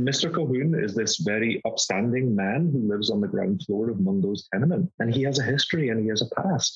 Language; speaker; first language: English; native; English